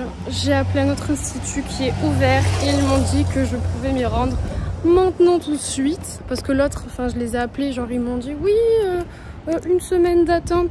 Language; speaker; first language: French; native; French